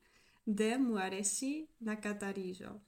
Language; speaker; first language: Greek; non-native, learner; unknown